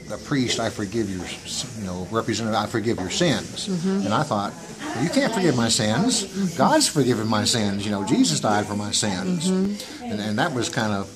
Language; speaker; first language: English; native; English